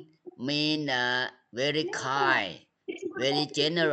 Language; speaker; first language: English; non-native, learner; Thai